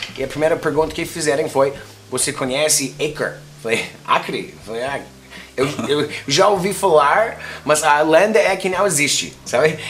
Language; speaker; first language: Portuguese; non-native, fluent; English